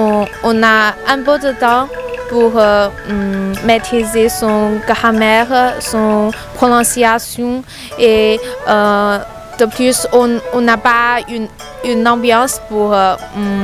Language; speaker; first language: French; non-native, learner; Chinese